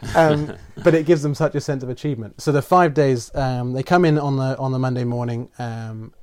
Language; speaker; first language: English; native; English